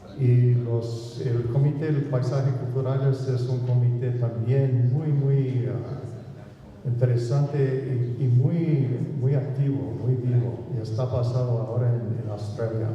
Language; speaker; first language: Spanish; non-native, fluent; English